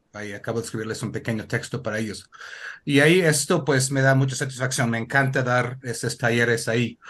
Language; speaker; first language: Spanish; non-native, fluent; English